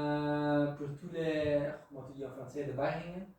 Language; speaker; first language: French; non-native, local second language; Dutch